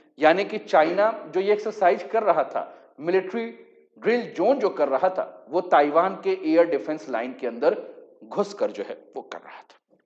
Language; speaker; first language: Hindi; native; Hindi